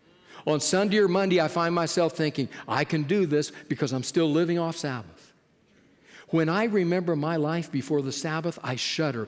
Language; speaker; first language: English; native; English